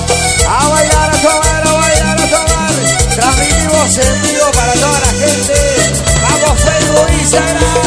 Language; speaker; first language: Spanish; native; Spanish